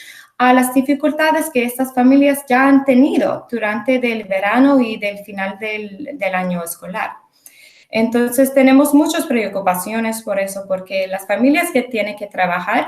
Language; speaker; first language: Spanish; early bilingual, heritage; English